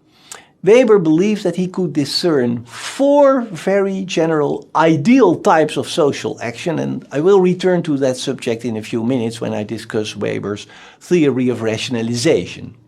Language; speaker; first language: English; non-native, fluent; Dutch